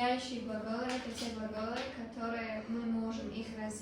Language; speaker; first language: Russian; non-native, local second language; Tajik